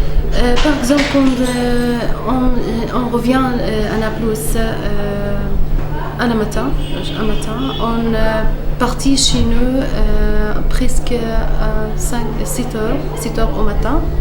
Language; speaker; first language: French; non-native, learner; Arabic